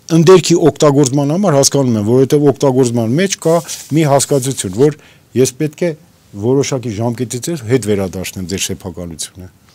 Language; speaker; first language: Armenian; native; Armenian